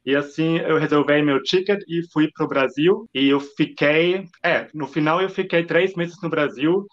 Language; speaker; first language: Portuguese; non-native, fluent; German